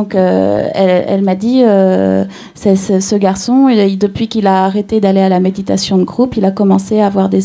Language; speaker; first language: French; native; French